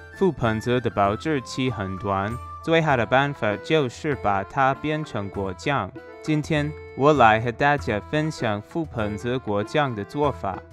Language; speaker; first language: Chinese; non-native, fluent; English